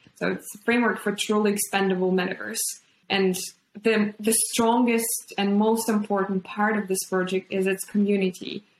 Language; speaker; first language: English; non-native, fluent; Ukrainian